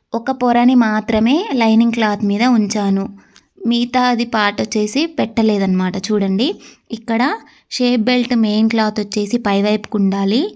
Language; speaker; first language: Telugu; native; Telugu